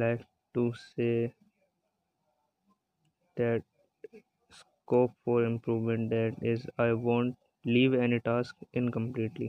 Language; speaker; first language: English; non-native, local second language; Hindi